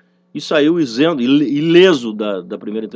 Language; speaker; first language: Portuguese; native; Portuguese